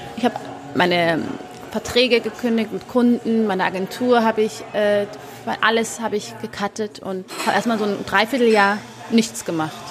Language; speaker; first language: German; early bilingual, other home language; Amharic